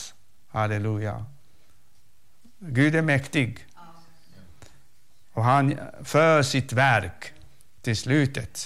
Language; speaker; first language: Swedish; non-native, fluent; Arabic